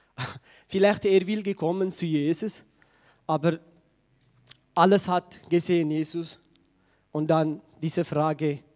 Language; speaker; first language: German; non-native, fluent; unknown